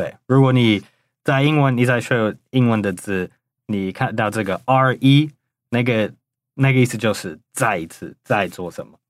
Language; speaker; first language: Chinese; non-native, fluent; English